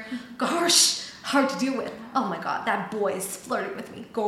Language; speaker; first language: English; non-native, fluent; Chinese